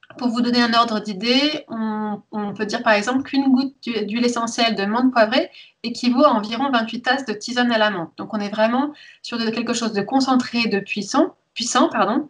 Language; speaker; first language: French; early bilingual, heritage; French